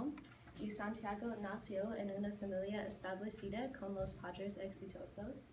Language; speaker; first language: Spanish; non-native, learner; English